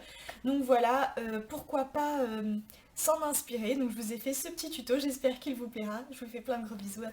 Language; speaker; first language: French; native; French